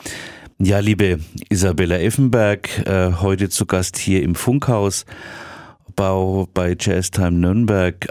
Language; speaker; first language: German; native; German